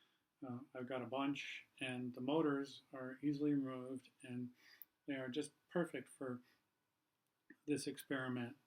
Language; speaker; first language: English; native; English